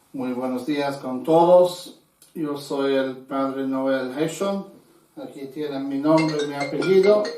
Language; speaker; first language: Spanish; non-native, fluent; English